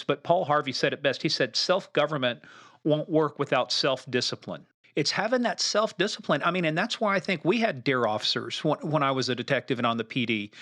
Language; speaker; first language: English; native; English